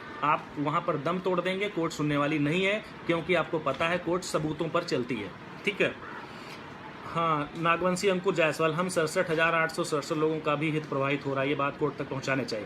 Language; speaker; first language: Hindi; native; Hindi